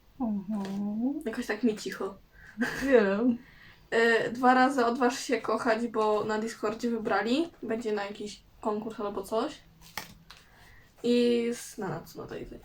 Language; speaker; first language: Polish; native; Polish